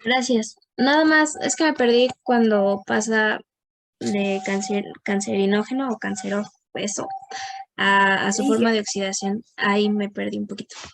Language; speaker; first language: Spanish; native; Spanish